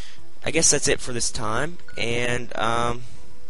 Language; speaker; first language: English; native; English